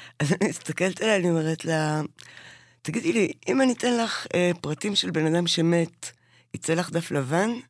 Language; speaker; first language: Hebrew; native; Hebrew